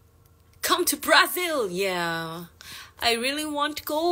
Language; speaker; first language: English; non-native, learner; Korean